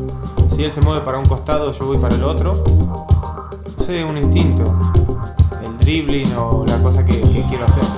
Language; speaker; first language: Spanish; native; Spanish